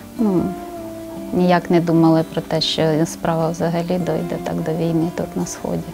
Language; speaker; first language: Ukrainian; native; Ukrainian